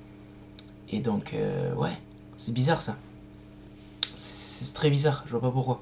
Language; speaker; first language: French; native; French